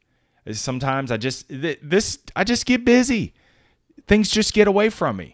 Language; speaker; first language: English; native; English